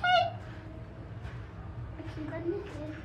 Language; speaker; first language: Swedish; early bilingual, other home language; Persian